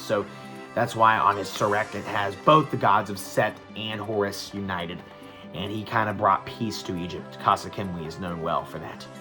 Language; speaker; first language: English; native; English